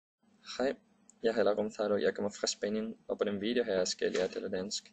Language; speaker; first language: Danish; non-native, learner; Spanish